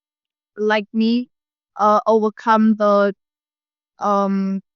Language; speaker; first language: English; non-native, learner; Vietnamese